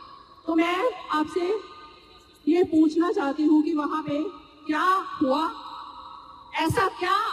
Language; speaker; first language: Hindi; native; Hindi